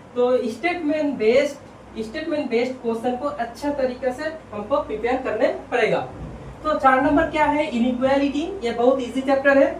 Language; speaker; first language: Hindi; non-native, local second language; Bangla